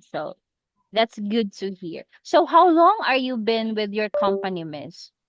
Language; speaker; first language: English; non-native, local second language; Cebuano